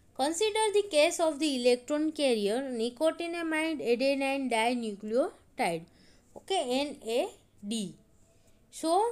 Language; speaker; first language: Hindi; non-native, local second language; Gujarati